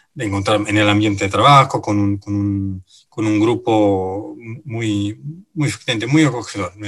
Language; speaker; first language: Spanish; non-native, fluent; Italian